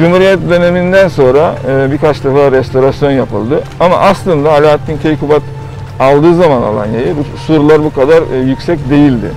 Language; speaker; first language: Turkish; native; Turkish